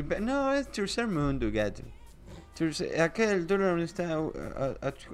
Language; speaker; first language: Spanish; native; Spanish